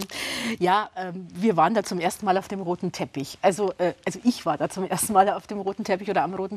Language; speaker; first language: German; native; German